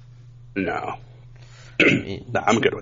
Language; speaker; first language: English; native; English